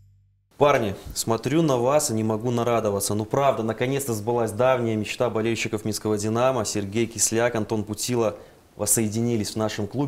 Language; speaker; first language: Russian; native; Russian